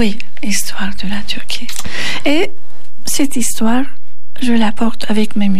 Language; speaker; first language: French; non-native, learner; Turkish